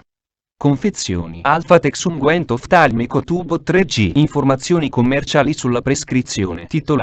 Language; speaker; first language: Italian; native; Italian